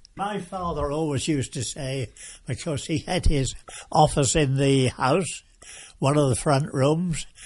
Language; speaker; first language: English; native; English